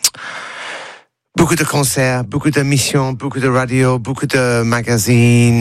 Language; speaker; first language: French; non-native, learner; English